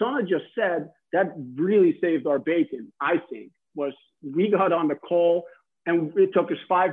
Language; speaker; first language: English; non-native, fluent; Dutch